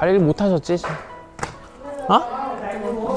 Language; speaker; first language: Korean; native; Korean